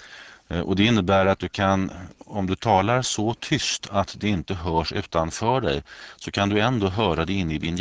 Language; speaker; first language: Swedish; native; Swedish